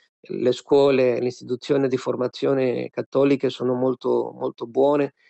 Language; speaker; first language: Italian; non-native, fluent; Spanish